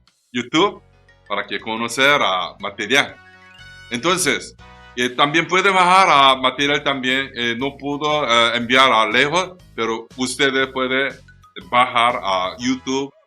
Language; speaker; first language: Spanish; non-native, learner; Korean